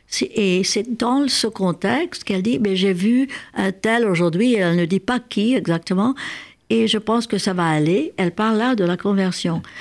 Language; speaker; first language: French; non-native, fluent; Hungarian